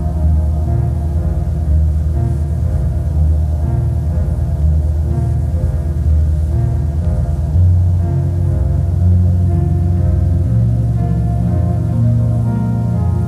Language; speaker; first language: English; non-native, fluent; Spanish